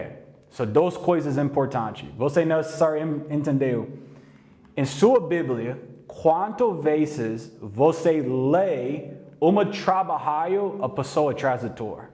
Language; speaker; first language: Portuguese; non-native, learner; English